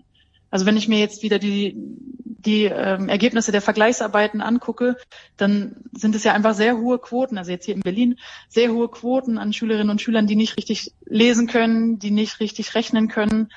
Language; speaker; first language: German; native; German